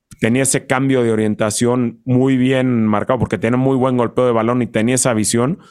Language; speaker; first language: Spanish; native; Spanish